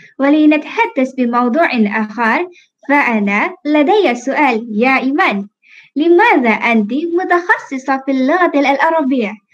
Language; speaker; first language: Arabic; non-native, fluent; Malay